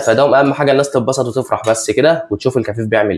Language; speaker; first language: Arabic; native; Arabic